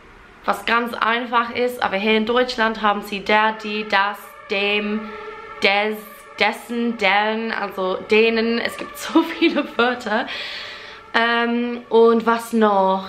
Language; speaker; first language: German; non-native, fluent; English